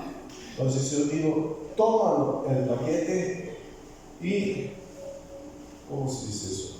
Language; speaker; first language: Spanish; non-native, fluent; Bulgarian